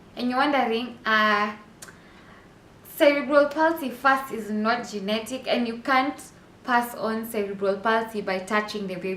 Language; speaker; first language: English; non-native, local second language; Swahili